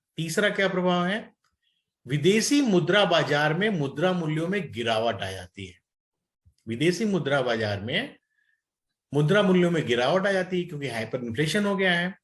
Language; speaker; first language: Hindi; native; Hindi